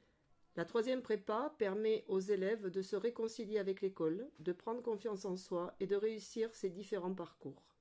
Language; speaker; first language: French; native; French